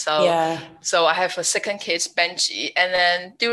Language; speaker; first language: English; non-native, fluent; Chinese